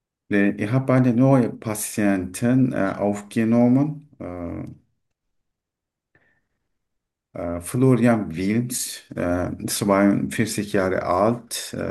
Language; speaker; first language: German; non-native, learner; Turkish